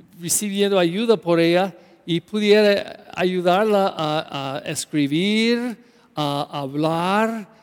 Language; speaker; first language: Spanish; non-native, learner; English